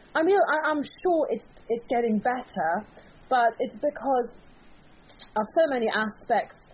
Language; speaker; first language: English; early bilingual, other home language; Persian